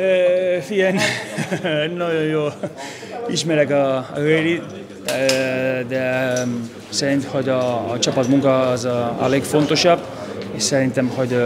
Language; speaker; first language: Hungarian; non-native, local second language; Spanish